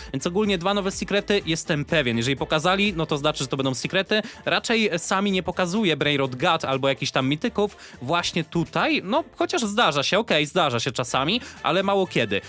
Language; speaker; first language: Polish; native; Polish